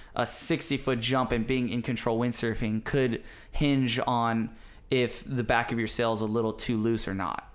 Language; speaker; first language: English; native; English